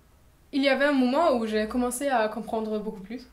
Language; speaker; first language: French; non-native, fluent; German